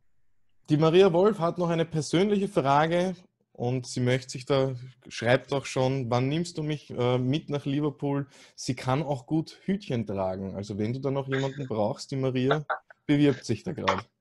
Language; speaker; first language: German; native; German